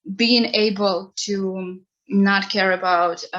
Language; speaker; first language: English; non-native, fluent; Ukrainian